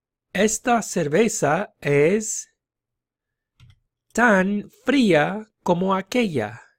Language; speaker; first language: Spanish; non-native, fluent; English